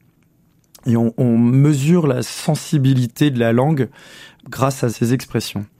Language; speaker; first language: French; native; French